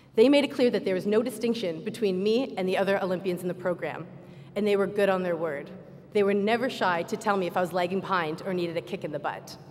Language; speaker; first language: English; native; English